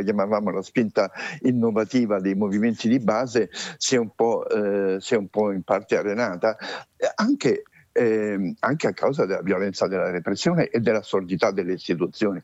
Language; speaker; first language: Italian; native; Italian